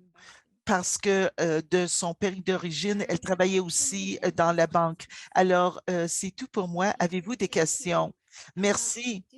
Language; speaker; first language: French; non-native, local second language; English